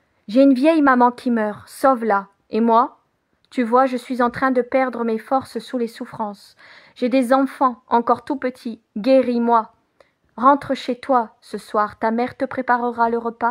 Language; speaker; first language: French; native; French